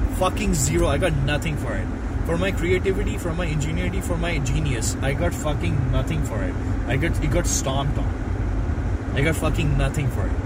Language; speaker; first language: English; non-native, local second language; Hindi